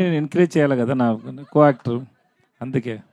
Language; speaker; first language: Telugu; non-native, learner; Tamil